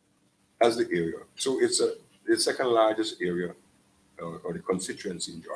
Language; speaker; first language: English; native; English